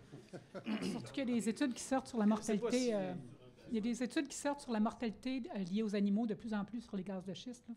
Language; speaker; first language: French; native; French